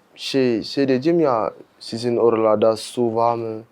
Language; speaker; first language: Turkish; non-native, fluent; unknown